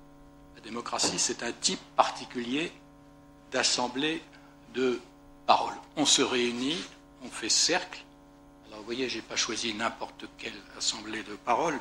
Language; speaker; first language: French; native; French